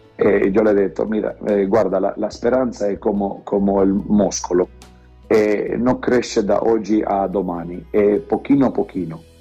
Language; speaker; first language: Italian; non-native, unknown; Romanian